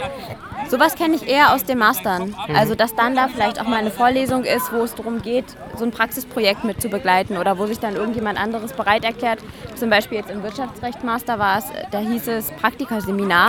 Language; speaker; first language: German; native; German